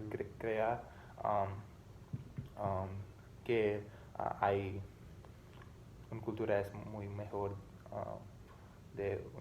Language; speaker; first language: Spanish; non-native, learner; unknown